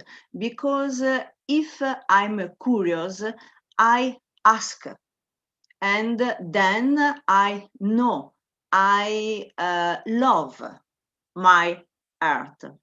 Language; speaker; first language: English; non-native, learner; Italian